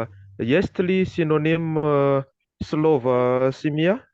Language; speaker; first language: Russian; non-native, learner; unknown